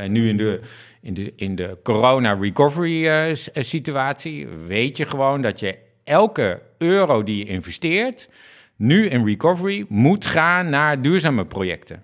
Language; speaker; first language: Dutch; native; Dutch